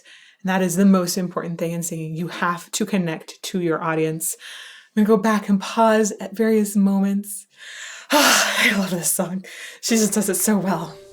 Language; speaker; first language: English; native; English